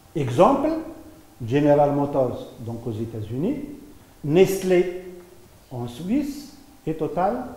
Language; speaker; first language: French; non-native, local second language; Arabic